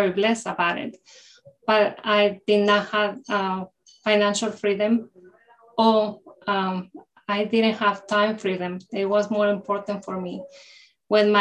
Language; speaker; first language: English; early bilingual, other home language; Spanish